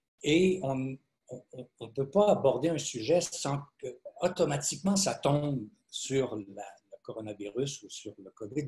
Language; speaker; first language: French; native; French